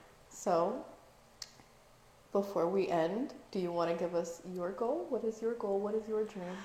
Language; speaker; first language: English; early bilingual, other home language; Spanish